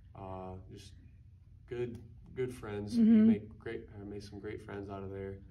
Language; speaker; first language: English; native; English